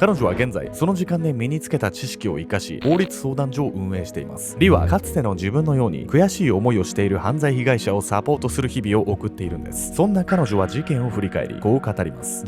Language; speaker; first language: Japanese; native; Japanese